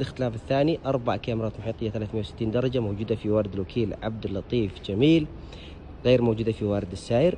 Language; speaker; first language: Arabic; native; Arabic